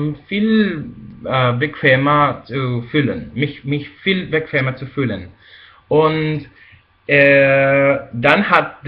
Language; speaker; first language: German; non-native, fluent; Spanish